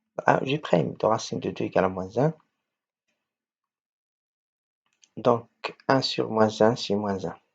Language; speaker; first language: French; non-native, local second language; Arabic